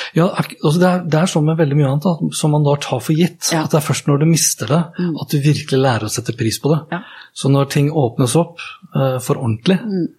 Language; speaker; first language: Norwegian; native; Norwegian